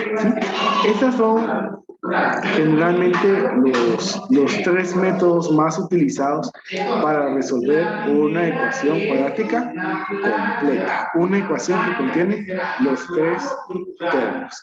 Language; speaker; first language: Spanish; native; Spanish